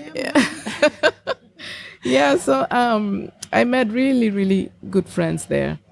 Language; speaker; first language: English; non-native, local second language; Gusii